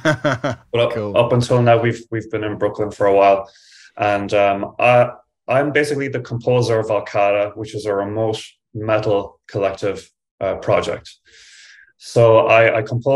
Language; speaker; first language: English; native; English